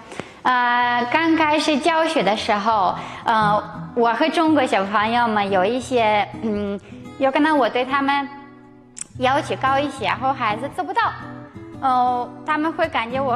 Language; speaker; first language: Chinese; non-native, fluent; Ukrainian